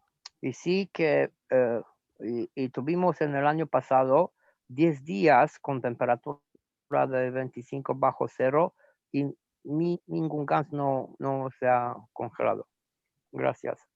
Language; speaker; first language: Spanish; non-native, fluent; Romanian